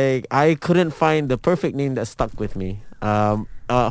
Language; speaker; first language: English; non-native, local second language; Malay